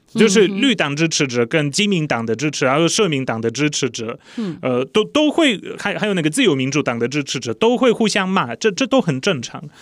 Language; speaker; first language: Chinese; non-native, fluent; Polish